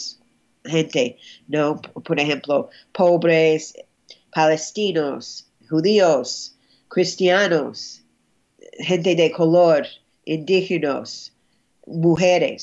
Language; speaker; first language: Spanish; non-native, fluent; English